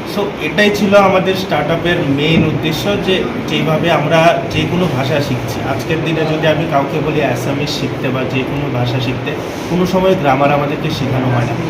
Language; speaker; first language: Bangla; native; Bangla